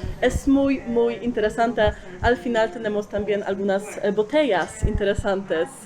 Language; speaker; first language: Spanish; non-native, fluent; Polish